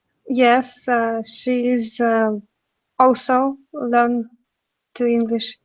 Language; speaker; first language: English; non-native, learner; Russian